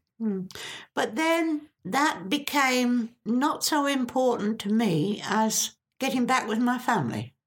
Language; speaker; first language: English; native; English